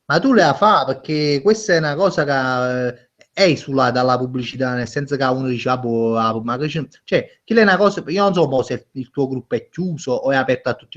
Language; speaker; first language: Italian; native; Italian